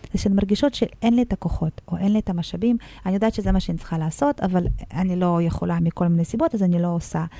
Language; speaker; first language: Hebrew; early bilingual, other home language; Russian